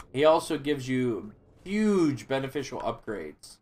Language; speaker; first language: English; native; English